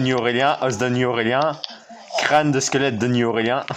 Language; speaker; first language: French; native; French